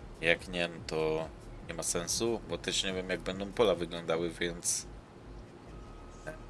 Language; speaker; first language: Polish; native; Polish